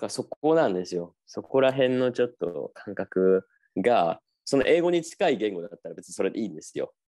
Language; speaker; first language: Japanese; native; Japanese